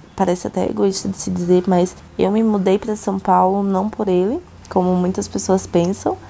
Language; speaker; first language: Portuguese; native; Portuguese